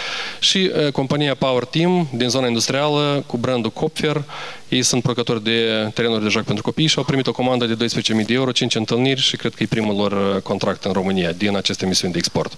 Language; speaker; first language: Romanian; native; Romanian